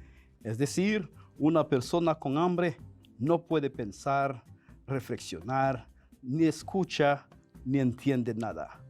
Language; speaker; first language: Spanish; non-native, fluent; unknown